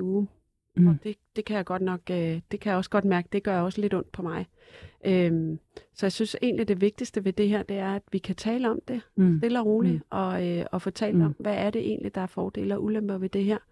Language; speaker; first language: Danish; native; Danish